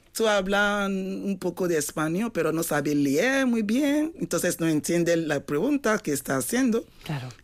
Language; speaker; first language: Spanish; non-native, fluent; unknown